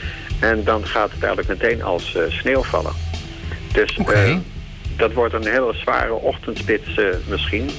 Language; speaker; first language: Dutch; native; Dutch